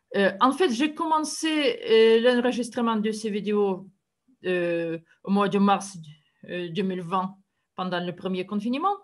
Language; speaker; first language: French; non-native, fluent; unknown